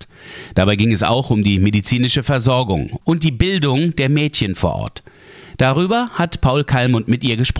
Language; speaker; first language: German; native; German